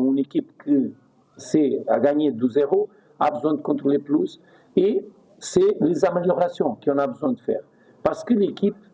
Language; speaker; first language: French; non-native, fluent; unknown